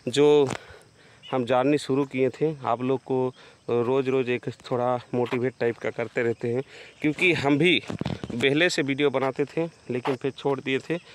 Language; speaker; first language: Hindi; non-native, local second language; Bangla